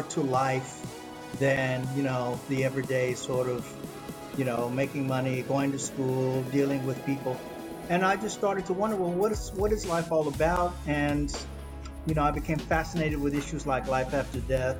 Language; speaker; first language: English; native; English